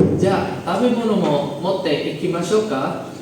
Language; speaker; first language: Japanese; non-native, learner; Indonesian